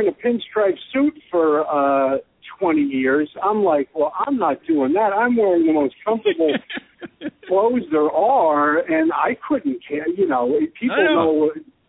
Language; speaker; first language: English; native; English